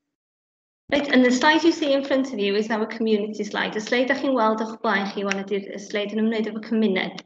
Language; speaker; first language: Welsh; native; Welsh